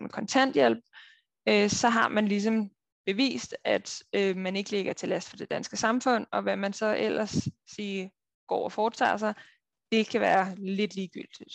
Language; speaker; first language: Danish; native; Danish